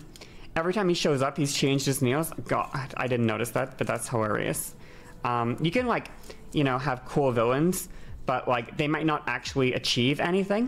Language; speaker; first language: English; native; English